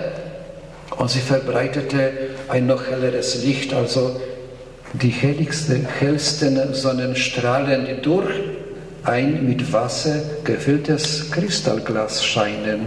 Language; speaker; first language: German; non-native, fluent; Polish